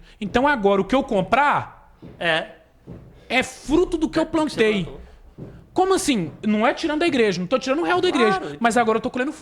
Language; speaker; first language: Portuguese; native; Portuguese